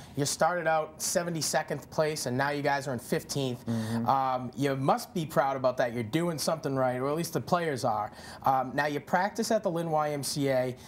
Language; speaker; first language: English; native; English